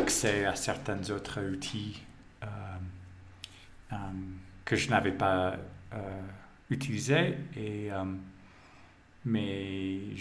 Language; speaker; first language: French; non-native, fluent; English